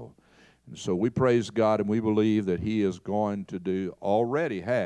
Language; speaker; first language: English; native; English